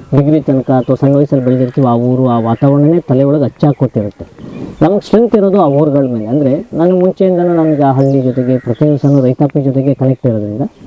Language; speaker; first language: Kannada; native; Kannada